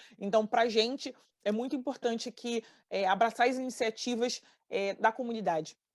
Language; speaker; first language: Portuguese; native; Portuguese